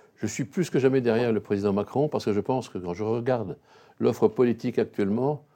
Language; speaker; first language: French; native; French